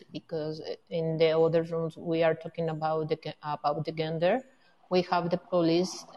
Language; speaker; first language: English; non-native, learner; Spanish